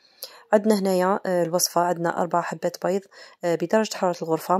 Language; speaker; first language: Arabic; native; Arabic